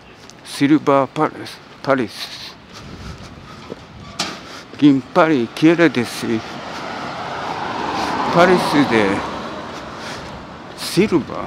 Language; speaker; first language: Spanish; non-native, learner; Japanese